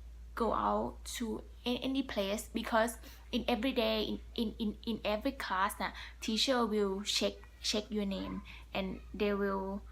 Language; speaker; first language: English; non-native, learner; Thai